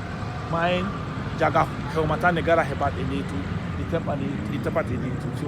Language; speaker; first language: Indonesian; non-native, fluent; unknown